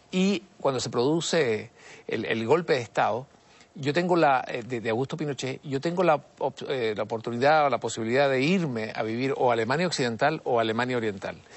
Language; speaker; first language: Spanish; native; Spanish